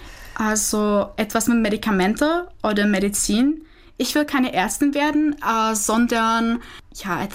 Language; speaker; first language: German; non-native, fluent; Czech